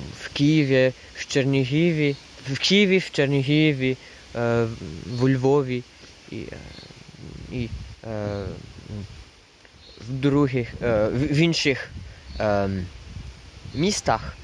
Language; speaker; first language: Ukrainian; non-native, learner; French